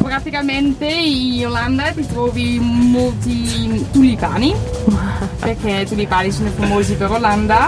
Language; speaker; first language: Italian; non-native, fluent; Dutch